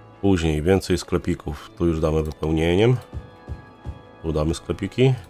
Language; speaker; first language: Polish; native; Polish